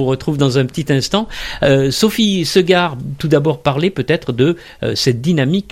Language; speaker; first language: French; native; French